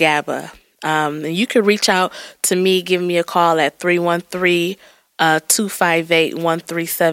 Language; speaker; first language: English; native; English